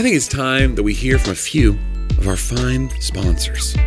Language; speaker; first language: English; native; English